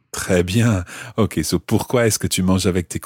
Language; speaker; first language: French; non-native, fluent; English